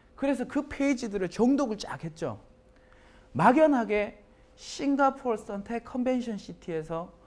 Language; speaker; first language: Korean; native; Korean